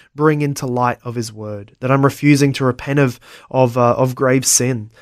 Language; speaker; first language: English; native; English